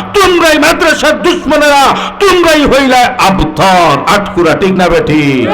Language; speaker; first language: Bangla; non-native, local second language; Sylheti